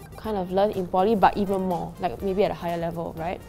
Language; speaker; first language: English; native; English